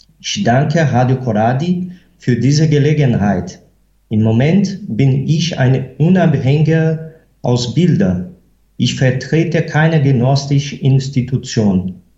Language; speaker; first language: German; non-native, fluent; Portuguese